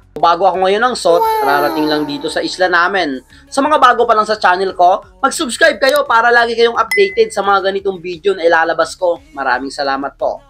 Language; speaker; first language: Filipino; non-native, local second language; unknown